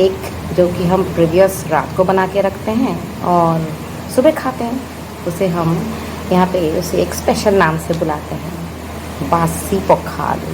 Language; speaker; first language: Hindi; non-native, local second language; Odia